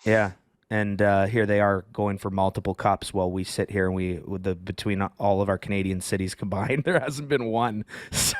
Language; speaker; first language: English; native; English